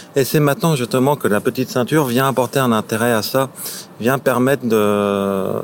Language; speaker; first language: French; native; French